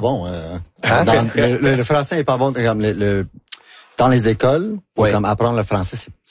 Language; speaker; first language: French; non-native, local second language; English